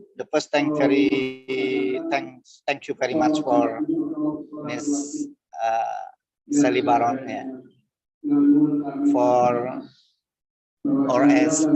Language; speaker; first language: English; non-native, learner; Indonesian